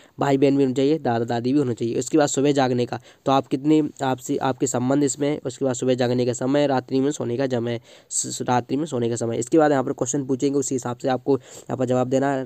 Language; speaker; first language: Hindi; native; Hindi